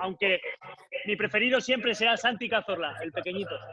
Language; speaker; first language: Spanish; native; Spanish